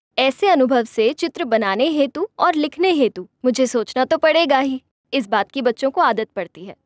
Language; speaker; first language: Hindi; non-native, local second language; Marathi